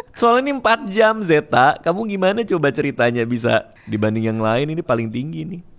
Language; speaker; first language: Indonesian; native; Indonesian